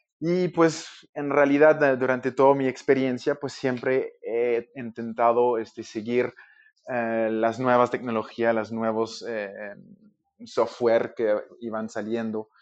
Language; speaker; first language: Spanish; non-native, fluent; French